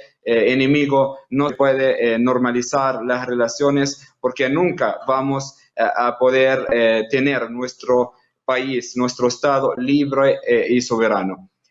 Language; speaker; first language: Spanish; non-native, fluent; Arabic